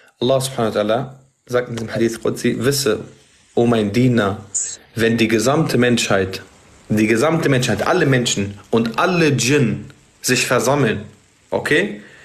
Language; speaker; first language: German; early bilingual, other home language; Arabic